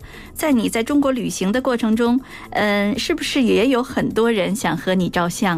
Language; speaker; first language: Chinese; native; Chinese